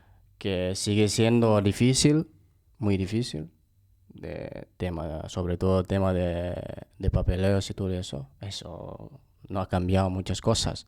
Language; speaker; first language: Spanish; non-native, fluent; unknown